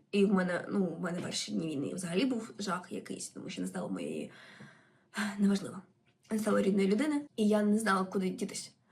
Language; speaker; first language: Ukrainian; non-native, local second language; Russian